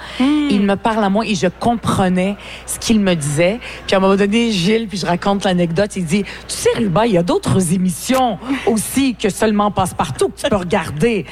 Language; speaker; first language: French; early bilingual, other home language; Arabic